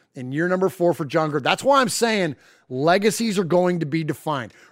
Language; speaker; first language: English; native; English